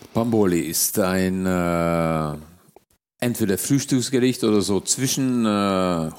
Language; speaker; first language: German; early bilingual, other home language; Hungarian